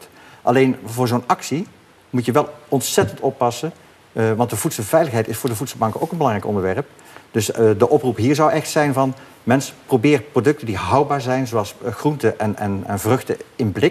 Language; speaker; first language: Dutch; native; Dutch